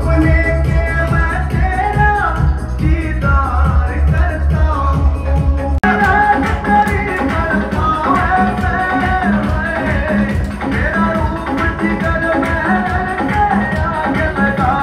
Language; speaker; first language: Hindi; native; Hindi